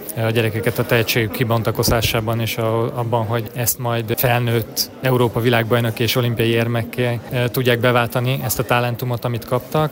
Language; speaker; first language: Hungarian; native; Hungarian